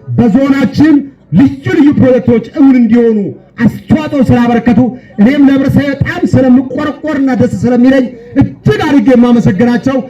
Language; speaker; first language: Amharic; non-native, local second language; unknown